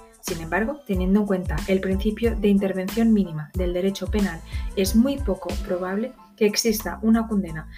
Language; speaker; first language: Spanish; native; Spanish